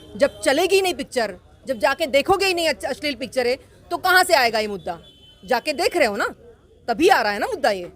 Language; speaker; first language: Hindi; non-native, local second language; Kannada